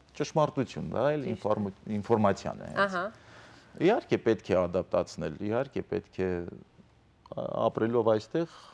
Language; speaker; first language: Armenian; native; Armenian